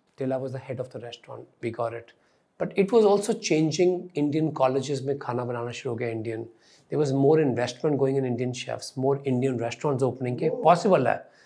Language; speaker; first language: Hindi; non-native, local second language; Punjabi